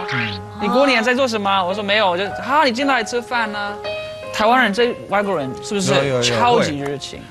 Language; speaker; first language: Chinese; non-native, fluent; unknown